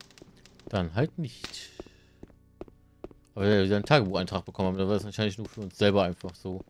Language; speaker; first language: German; native; German